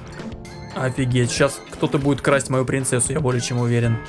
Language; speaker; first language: Russian; native; Russian